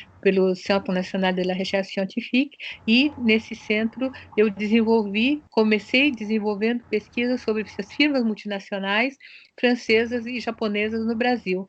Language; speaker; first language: Portuguese; early bilingual, other home language; Japanese